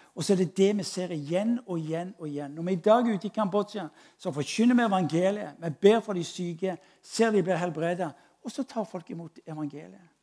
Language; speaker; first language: Norwegian; native; Norwegian